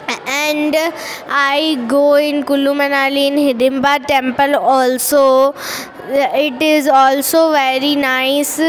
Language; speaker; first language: English; non-native, learner; Hindi